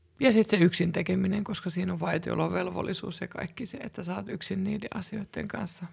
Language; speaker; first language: Finnish; native; Finnish